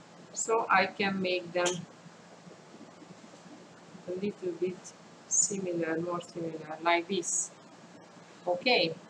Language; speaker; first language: English; non-native, fluent; Hungarian